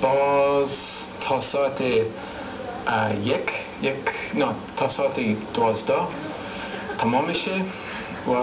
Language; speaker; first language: Persian; non-native, learner; English